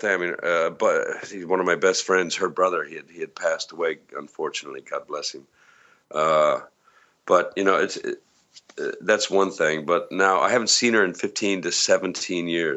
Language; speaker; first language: English; native; English